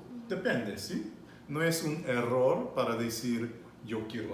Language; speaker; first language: Spanish; non-native, fluent; English